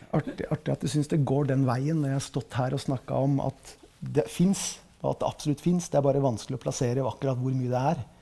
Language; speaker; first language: Norwegian; native; Norwegian